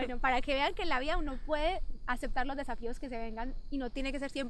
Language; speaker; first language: Spanish; native; Spanish